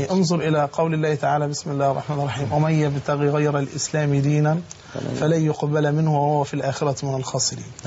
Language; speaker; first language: Arabic; native; Arabic